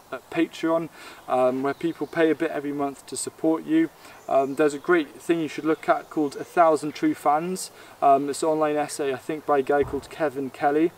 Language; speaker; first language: English; native; English